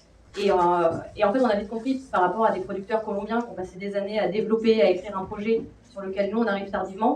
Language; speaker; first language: French; native; French